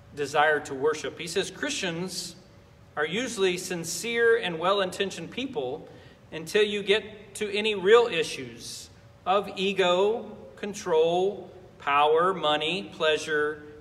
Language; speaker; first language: English; native; English